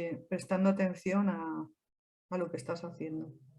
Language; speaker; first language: Spanish; native; Spanish